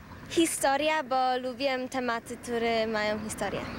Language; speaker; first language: Polish; early bilingual, heritage; Polish